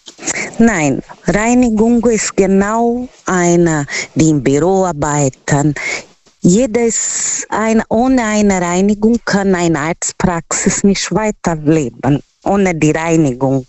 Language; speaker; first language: German; non-native, learner; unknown